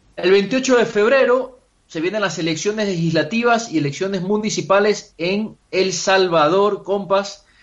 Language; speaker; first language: Spanish; native; Spanish